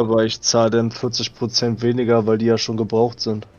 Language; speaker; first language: German; native; German